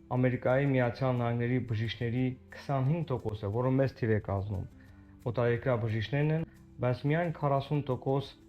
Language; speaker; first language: Armenian; native; Armenian